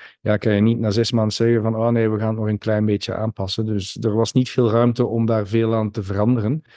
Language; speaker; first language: Dutch; native; Dutch